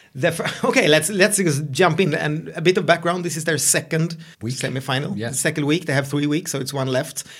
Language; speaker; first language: English; non-native, fluent; Swedish